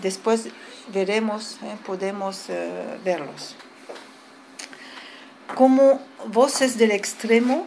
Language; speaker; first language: Spanish; early bilingual, heritage; French